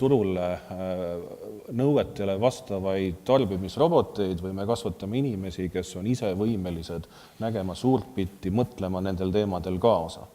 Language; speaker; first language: Estonian; native; Estonian